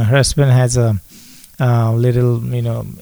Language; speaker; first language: English; non-native, local second language; Nepali